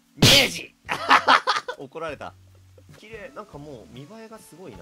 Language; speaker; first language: Japanese; native; Japanese